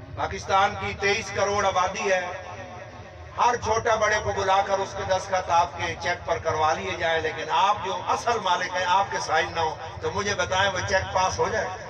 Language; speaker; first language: Urdu; non-native, local second language; Punjabi